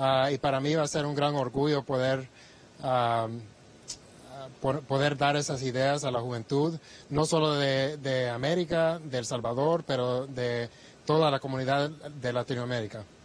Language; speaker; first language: Spanish; early bilingual, heritage; Spanish